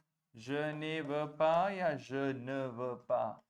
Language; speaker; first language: French; non-native, fluent; Hindi